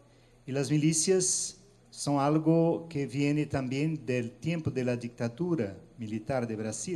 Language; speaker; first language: Spanish; non-native, fluent; Portuguese